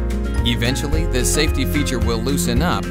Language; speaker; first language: English; native; English